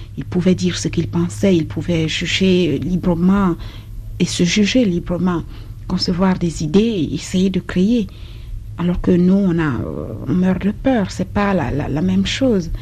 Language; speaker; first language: French; non-native, local second language; Basaa